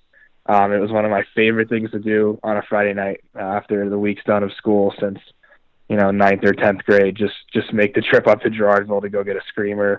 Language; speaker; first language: English; native; English